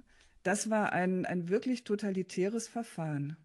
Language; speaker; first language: German; native; German